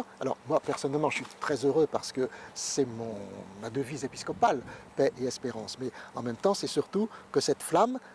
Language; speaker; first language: French; native; French